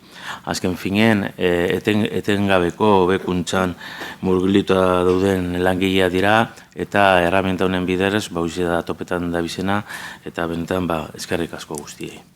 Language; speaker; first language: Basque; native; Basque